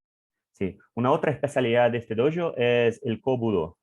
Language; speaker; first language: Spanish; non-native, learner; English